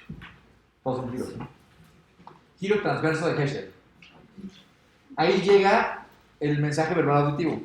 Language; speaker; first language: Spanish; native; Spanish